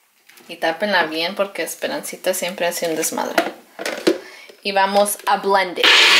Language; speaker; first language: Spanish; early bilingual, heritage; Spanish